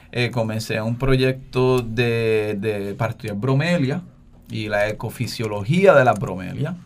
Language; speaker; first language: Spanish; native; Spanish